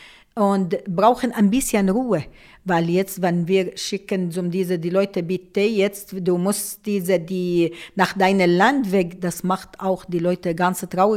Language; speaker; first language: German; non-native, local second language; Arabic